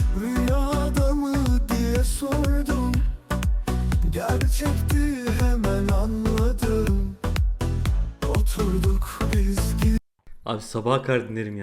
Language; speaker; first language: Turkish; native; Turkish